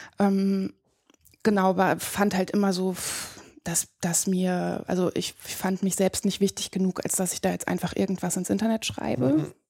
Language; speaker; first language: German; native; German